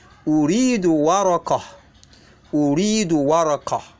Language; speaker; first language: Arabic; non-native, fluent; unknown